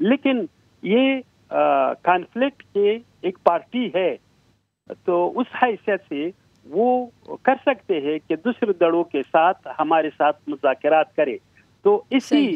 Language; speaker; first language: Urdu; non-native, fluent; Pashto